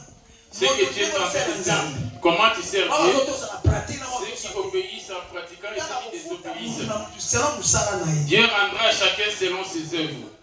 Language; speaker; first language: French; non-native, local second language; Lingala